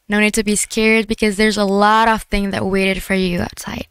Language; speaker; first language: English; non-native, learner; Indonesian